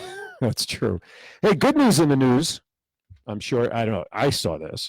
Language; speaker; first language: English; native; English